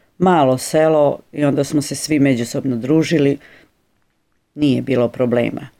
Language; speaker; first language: Serbian; native; Serbian